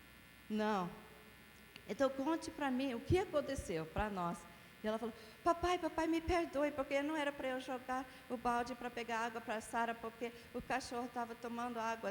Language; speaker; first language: Portuguese; non-native, fluent; English